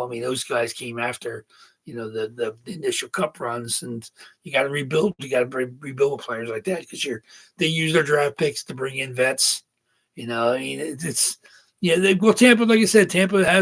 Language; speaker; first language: English; native; English